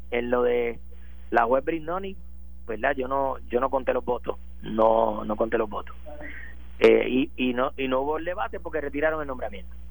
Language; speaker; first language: Spanish; native; Spanish